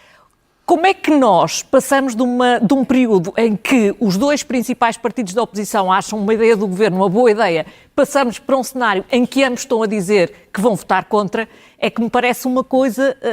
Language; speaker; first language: Portuguese; native; Portuguese